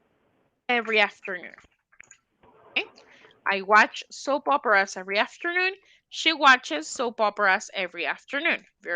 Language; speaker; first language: English; non-native, fluent; Spanish